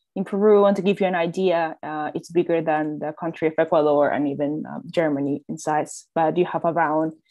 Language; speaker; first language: English; non-native, fluent; Spanish